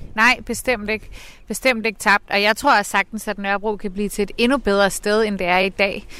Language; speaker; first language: Danish; native; Danish